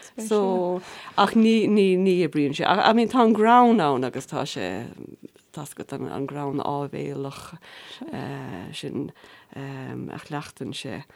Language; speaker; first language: Irish; native; Irish